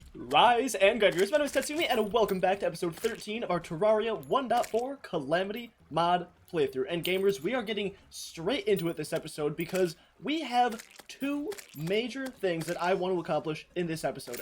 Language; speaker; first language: English; native; English